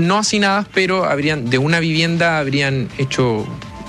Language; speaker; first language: Spanish; native; Spanish